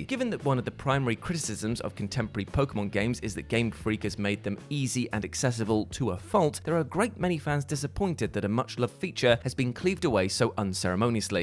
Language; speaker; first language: English; native; English